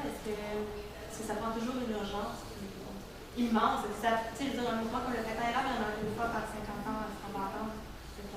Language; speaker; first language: French; native; French